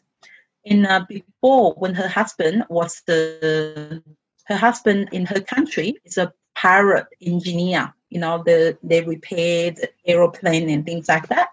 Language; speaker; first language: English; non-native, fluent; Chinese